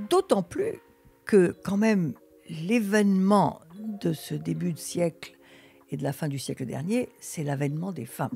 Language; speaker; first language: French; early bilingual, other home language; Russian